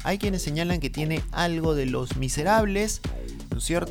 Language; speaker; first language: Spanish; native; Spanish